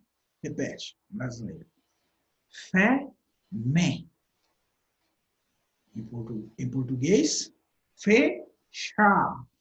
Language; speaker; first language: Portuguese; non-native, fluent; Haitian Creole